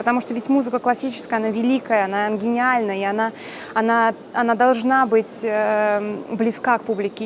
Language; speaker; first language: Russian; native; Russian